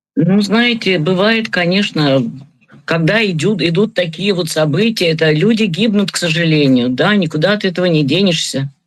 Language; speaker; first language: Russian; native; Russian